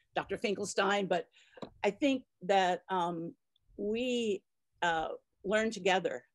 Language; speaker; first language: English; native; English